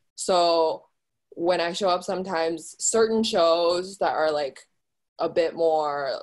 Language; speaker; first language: English; early bilingual, other home language; Chinese